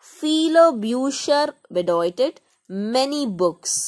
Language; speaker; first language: German; non-native, learner; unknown